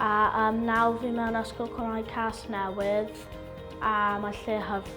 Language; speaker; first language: Welsh; non-native, learner; English